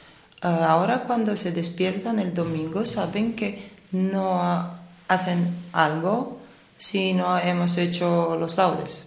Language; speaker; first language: Spanish; non-native, fluent; Italian